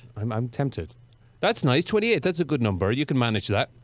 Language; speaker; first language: English; native; English